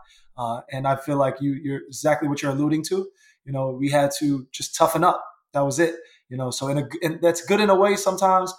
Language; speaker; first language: English; native; English